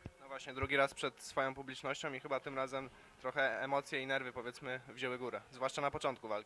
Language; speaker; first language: Polish; native; Polish